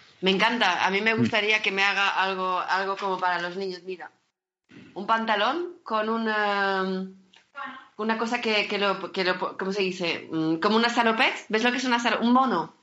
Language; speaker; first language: Spanish; early bilingual, heritage; French